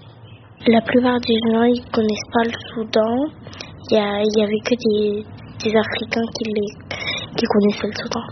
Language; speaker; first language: French; early bilingual, other home language; Arabic